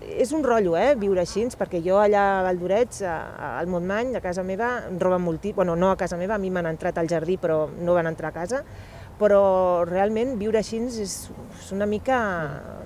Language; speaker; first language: Catalan; non-native, local second language; Spanish